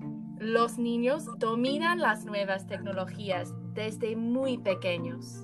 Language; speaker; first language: Spanish; non-native, fluent; English